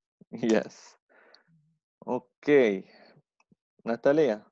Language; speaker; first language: English; non-native, fluent; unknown